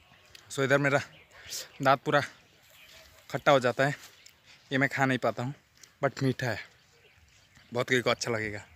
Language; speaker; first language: Hindi; non-native, local second language; Bangla